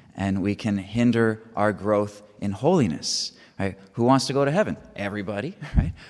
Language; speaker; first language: English; native; English